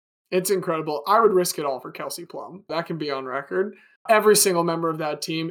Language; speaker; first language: English; native; English